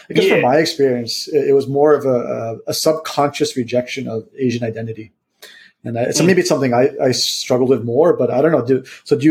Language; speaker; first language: English; early bilingual, other home language; Vietnamese